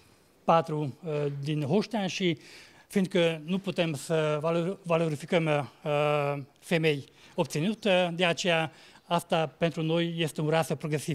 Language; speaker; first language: Romanian; non-native, local second language; Hungarian